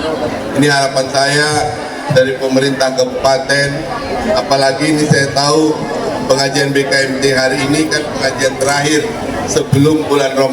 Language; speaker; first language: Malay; non-native, local second language; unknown